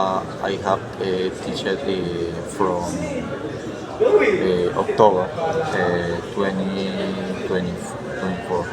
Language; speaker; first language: English; non-native, learner; Spanish